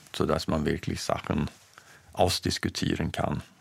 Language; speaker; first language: German; non-native, fluent; Swedish